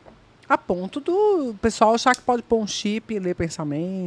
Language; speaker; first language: Portuguese; native; Portuguese